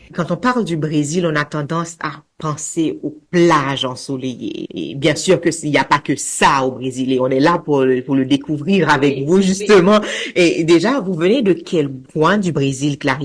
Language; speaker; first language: French; native; French